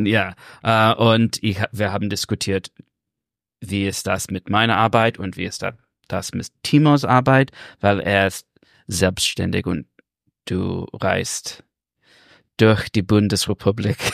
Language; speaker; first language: German; non-native, learner; English